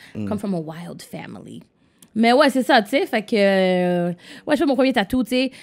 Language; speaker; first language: French; non-native, local second language; English